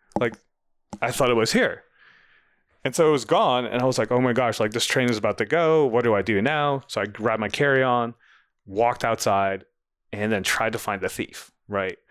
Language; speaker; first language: English; non-native, fluent; Vietnamese